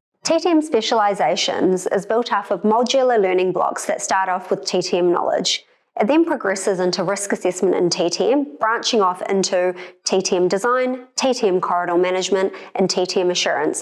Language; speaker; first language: English; native; English